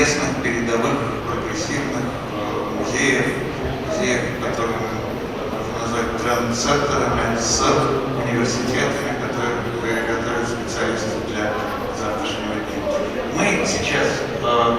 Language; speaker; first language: Russian; native; Russian